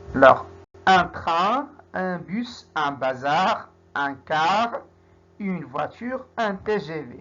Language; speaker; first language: French; non-native, local second language; Arabic